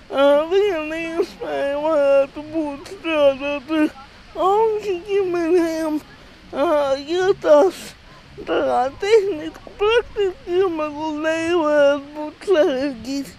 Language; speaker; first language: Latvian; non-native, local second language; Russian